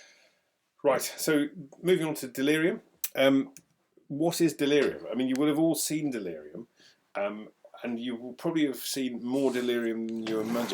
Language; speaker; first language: English; native; English